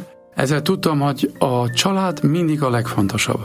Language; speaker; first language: Hungarian; non-native, fluent; German